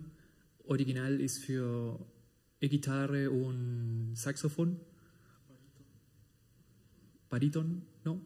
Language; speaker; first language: German; non-native, fluent; Spanish